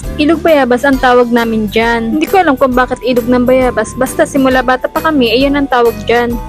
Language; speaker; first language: Filipino; native; Filipino